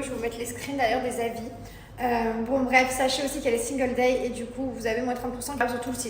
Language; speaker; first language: French; native; French